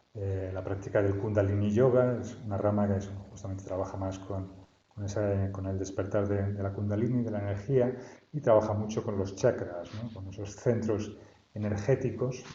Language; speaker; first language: Spanish; native; Spanish